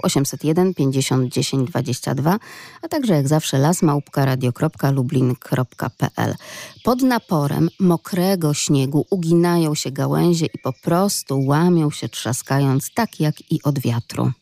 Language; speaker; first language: Polish; native; Polish